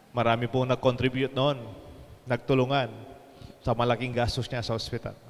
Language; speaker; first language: Filipino; non-native, local second language; Pampanga